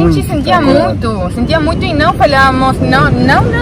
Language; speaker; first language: Portuguese; non-native, learner; Spanish